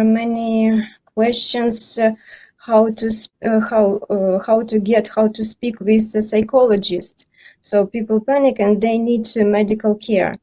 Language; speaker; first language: English; non-native, learner; Ukrainian